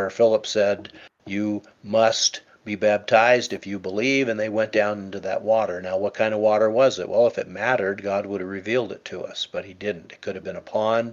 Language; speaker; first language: English; native; English